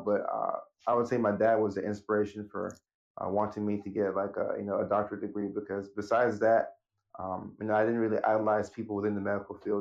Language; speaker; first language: English; native; English